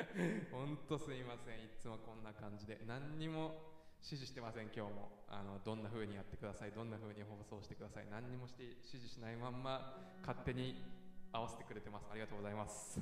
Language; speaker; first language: Japanese; native; Japanese